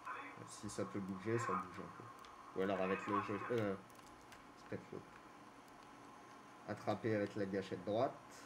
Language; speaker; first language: French; native; French